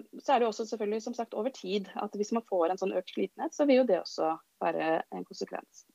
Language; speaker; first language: Norwegian; native; Norwegian